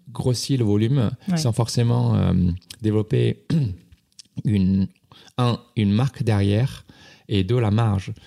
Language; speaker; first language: French; non-native, fluent; Chinese